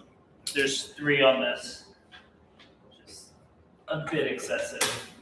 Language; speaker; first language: English; native; English